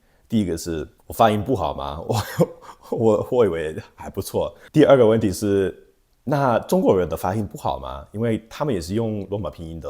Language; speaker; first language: Chinese; non-native, fluent; English